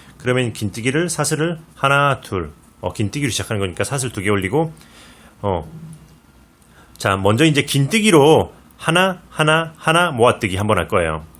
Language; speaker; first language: Korean; native; Korean